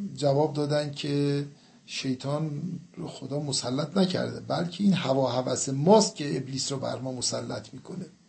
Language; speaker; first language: Persian; native; Persian